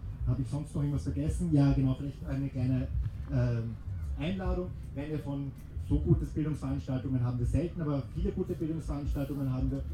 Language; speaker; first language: German; native; German